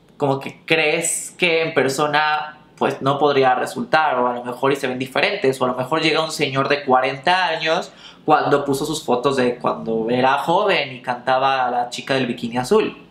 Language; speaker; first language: Spanish; native; Spanish